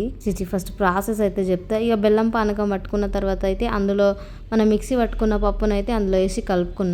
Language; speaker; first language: Telugu; native; Telugu